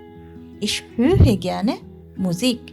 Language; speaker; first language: German; non-native, learner; Bangla